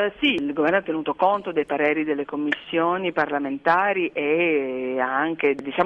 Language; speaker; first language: Italian; native; Italian